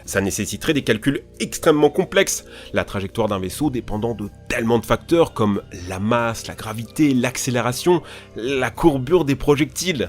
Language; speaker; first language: French; native; French